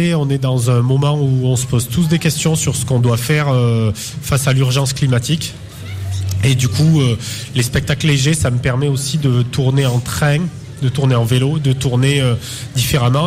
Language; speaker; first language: French; native; French